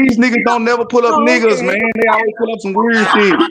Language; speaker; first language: English; native; English